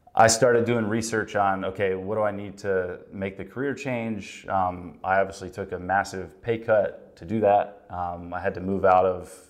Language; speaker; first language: English; native; English